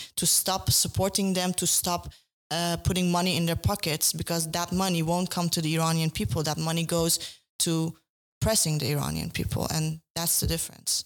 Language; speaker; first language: English; non-native, fluent; Persian